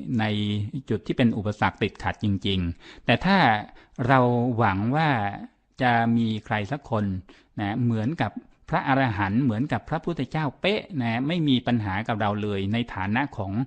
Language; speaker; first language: Thai; native; Thai